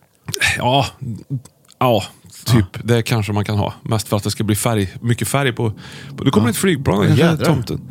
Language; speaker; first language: Swedish; native; Swedish